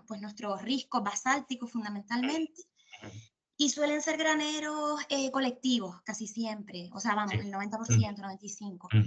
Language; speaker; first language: Spanish; native; Spanish